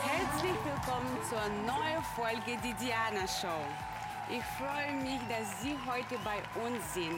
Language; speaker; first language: German; non-native, learner; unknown